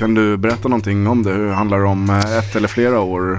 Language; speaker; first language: Swedish; native; Swedish